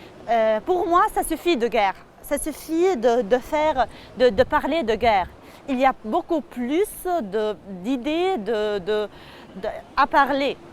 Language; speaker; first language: French; non-native, local second language; Arabic